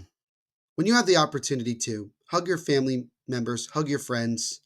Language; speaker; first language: English; native; English